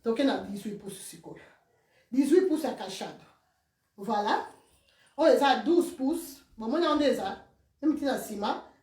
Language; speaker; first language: French; non-native, local second language; Lingala